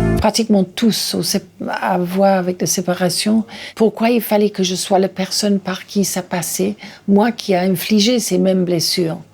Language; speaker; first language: French; non-native, fluent; English